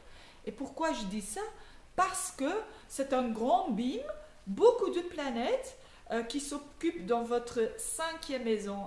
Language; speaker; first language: French; non-native, local second language; Dutch